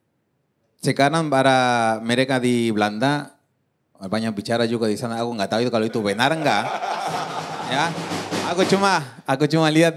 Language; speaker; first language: Indonesian; non-native, fluent; Spanish